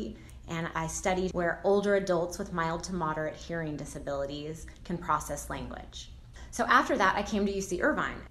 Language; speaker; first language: English; native; English